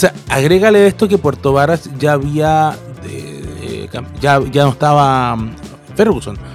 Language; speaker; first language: Spanish; native; Spanish